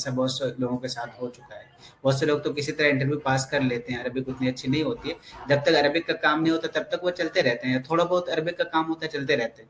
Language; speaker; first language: Hindi; native; Hindi